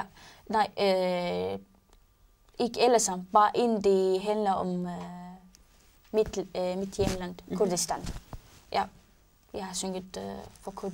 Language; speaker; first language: Danish; non-native, learner; Arabic